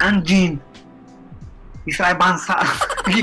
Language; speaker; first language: Indonesian; non-native, fluent; Hebrew